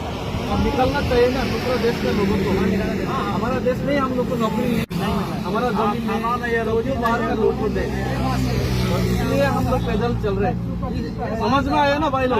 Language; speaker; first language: Hindi; non-native, local second language; Kok Borok